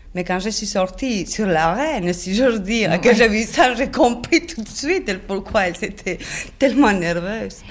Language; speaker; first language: French; non-native, fluent; Spanish